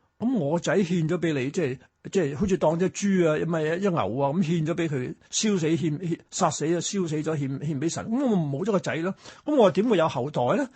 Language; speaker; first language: Cantonese; early bilingual, other home language; Chinese